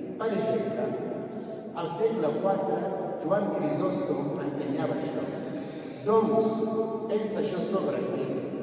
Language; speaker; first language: Catalan; non-native, fluent; Kinyarwanda